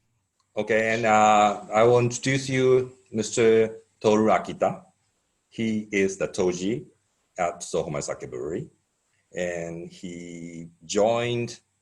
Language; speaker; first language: English; non-native, fluent; Japanese